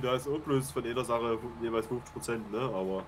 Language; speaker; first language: German; native; German